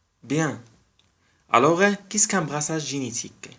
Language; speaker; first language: French; non-native, local second language; Arabic